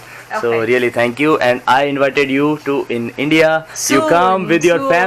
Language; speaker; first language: English; non-native, learner; Hindi